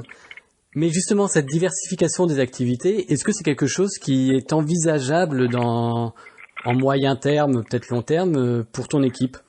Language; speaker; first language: French; native; French